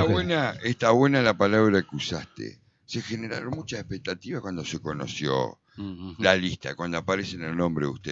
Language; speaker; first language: Spanish; native; Spanish